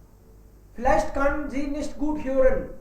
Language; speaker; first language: German; non-native, fluent; Hindi